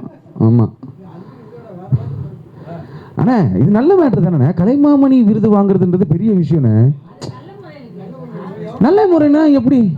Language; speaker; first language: Tamil; native; Tamil